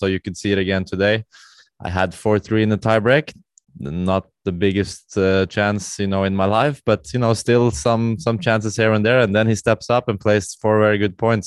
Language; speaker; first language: English; non-native, fluent; Norwegian